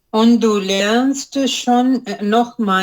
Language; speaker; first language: German; non-native, learner; Urdu